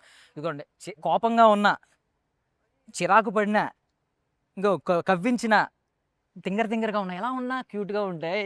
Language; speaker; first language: Telugu; native; Telugu